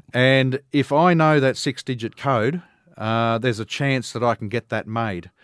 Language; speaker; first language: English; native; English